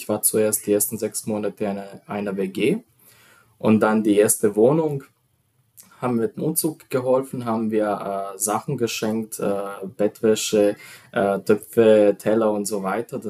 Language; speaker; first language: German; non-native, fluent; Serbian